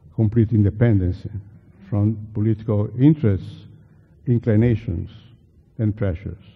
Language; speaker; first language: English; non-native, fluent; Portuguese